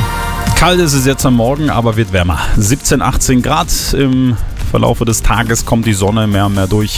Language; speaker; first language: German; native; German